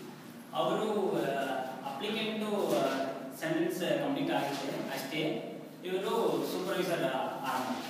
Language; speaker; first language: Kannada; non-native, learner; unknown